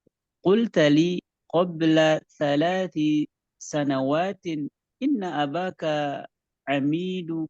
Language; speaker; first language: Arabic; non-native, learner; Indonesian